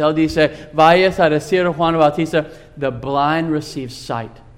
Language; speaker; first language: Spanish; non-native, fluent; English